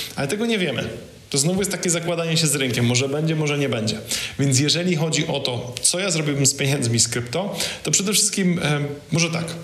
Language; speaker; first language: Polish; native; Polish